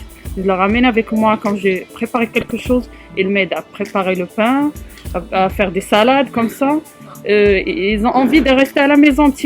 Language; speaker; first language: French; non-native, learner; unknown